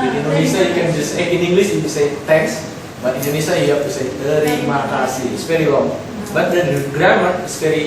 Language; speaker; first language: English; non-native, local second language; Indonesian